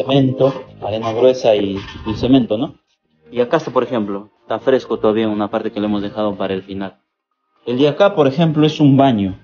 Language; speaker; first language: Spanish; native; Spanish